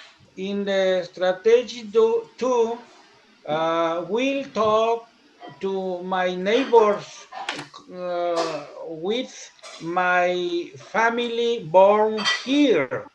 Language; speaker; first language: English; non-native, learner; Spanish